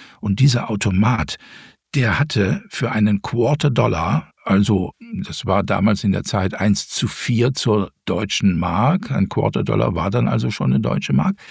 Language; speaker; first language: German; native; German